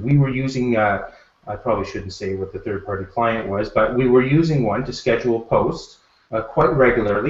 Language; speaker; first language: English; native; English